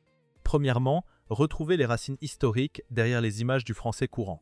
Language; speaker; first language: French; native; French